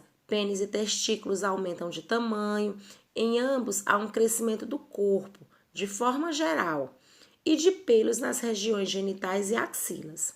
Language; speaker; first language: Portuguese; native; Portuguese